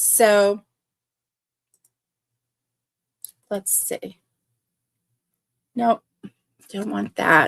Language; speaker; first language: English; native; English